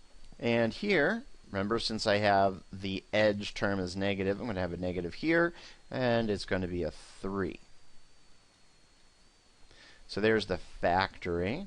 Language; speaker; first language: English; native; English